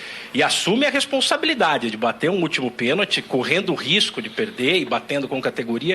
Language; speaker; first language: Portuguese; native; Portuguese